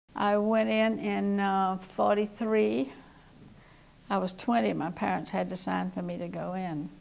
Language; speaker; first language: English; native; English